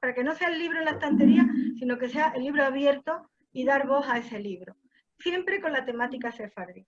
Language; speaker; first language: Spanish; native; Spanish